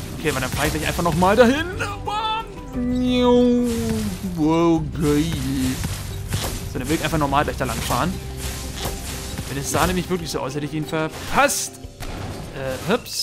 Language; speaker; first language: German; native; German